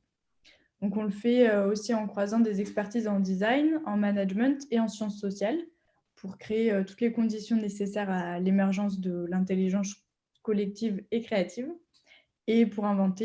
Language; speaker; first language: French; native; French